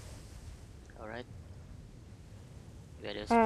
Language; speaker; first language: English; non-native, learner; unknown